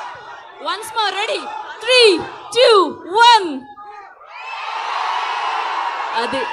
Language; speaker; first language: Telugu; native; Telugu